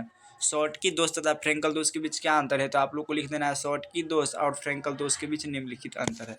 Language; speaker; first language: Hindi; native; Hindi